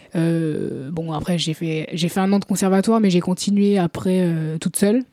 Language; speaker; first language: French; native; French